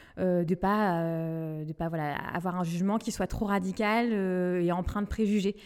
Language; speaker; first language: French; non-native, local second language; Malagasy